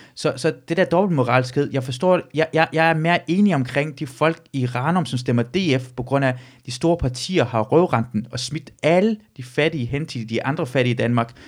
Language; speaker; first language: Danish; early bilingual, other home language; Persian